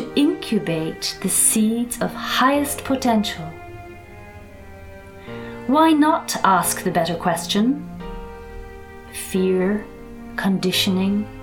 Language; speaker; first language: English; native; English